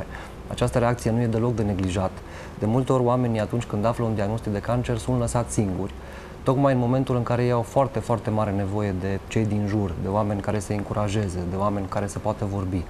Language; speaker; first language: Romanian; native; Romanian